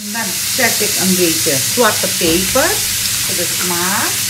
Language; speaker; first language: Dutch; non-native, local second language; Caribbean Hindustani